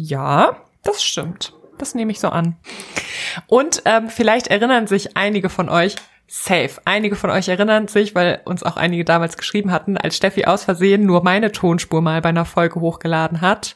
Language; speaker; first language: German; native; German